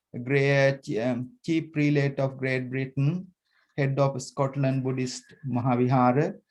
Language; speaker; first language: English; non-native, local second language; Sinhala